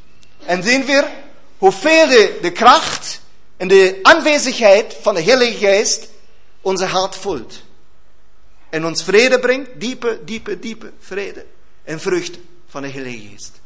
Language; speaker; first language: Dutch; non-native, learner; German